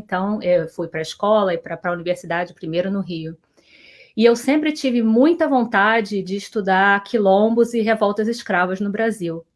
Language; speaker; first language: Portuguese; native; Portuguese